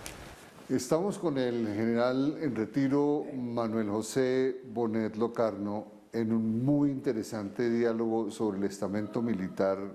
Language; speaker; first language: Spanish; native; Spanish